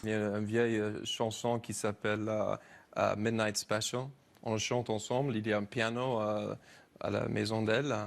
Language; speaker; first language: French; non-native, learner; English